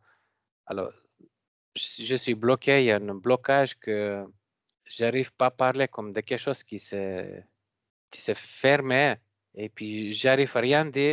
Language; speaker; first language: French; non-native, learner; Macedonian